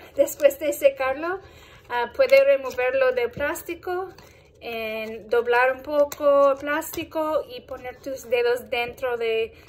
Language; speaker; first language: Spanish; non-native, fluent; English